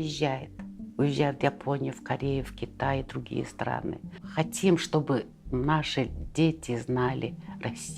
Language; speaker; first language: Russian; non-native, fluent; Mongolian